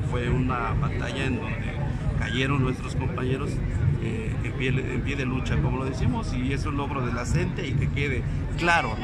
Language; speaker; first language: Spanish; native; Spanish